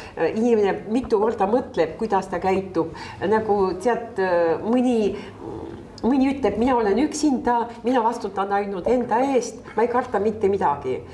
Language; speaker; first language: Estonian; non-native, local second language; Russian